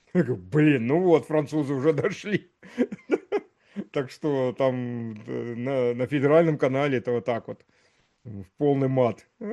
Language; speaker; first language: Russian; early bilingual, heritage; Russian